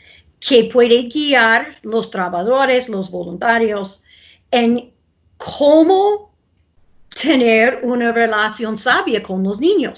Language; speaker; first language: Spanish; non-native, fluent; English